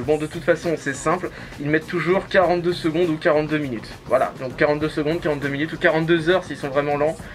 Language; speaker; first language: French; native; French